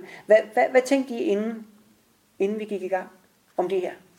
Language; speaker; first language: Danish; native; Danish